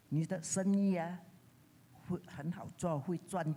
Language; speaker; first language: Chinese; early bilingual, heritage; Chinese